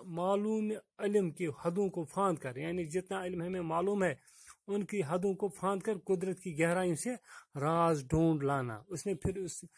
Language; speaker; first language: Urdu; non-native, local second language; Kashmiri